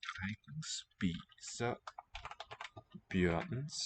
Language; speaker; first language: Danish; non-native, learner; English